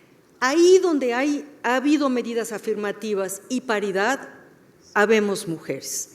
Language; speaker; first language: Spanish; native; Spanish